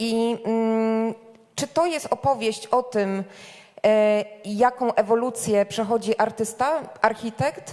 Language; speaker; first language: Polish; native; Polish